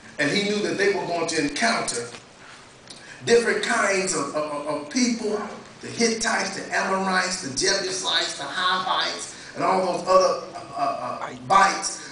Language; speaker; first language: English; native; English